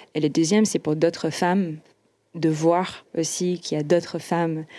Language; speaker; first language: French; non-native, fluent; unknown